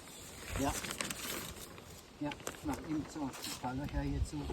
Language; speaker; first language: German; native; German